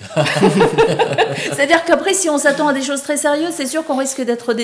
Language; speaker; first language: French; native; French